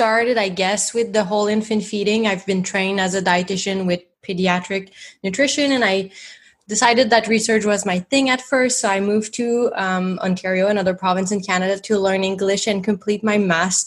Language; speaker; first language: English; non-native, fluent; French